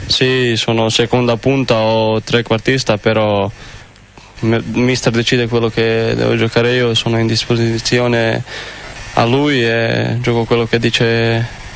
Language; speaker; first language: Italian; non-native, fluent; Croatian